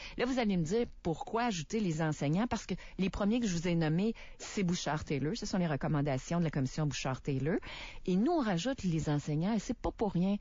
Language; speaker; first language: French; native; French